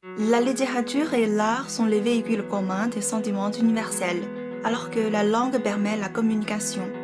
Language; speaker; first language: French; non-native, fluent; Chinese